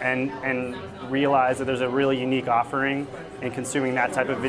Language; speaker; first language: English; native; English